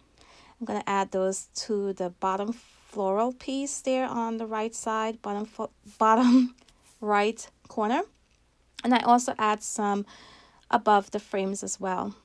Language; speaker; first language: English; native; English